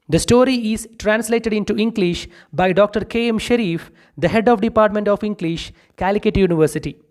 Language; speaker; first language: English; non-native, local second language; Malayalam